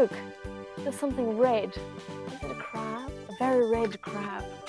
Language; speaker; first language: English; early bilingual, other home language; Japanese